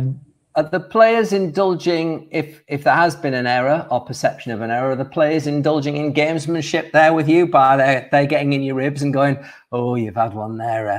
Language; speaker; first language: English; native; English